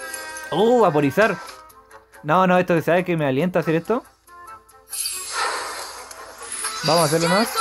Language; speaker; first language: Spanish; native; Spanish